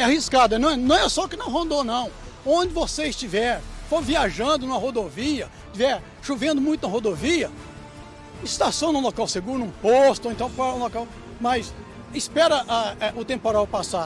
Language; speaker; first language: Portuguese; native; Portuguese